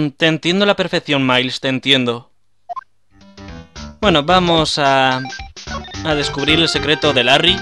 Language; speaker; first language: Spanish; native; Spanish